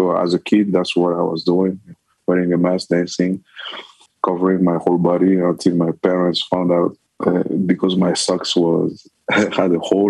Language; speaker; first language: English; non-native, fluent; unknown